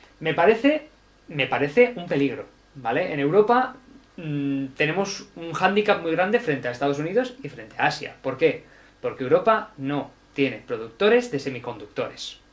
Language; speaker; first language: Spanish; native; Spanish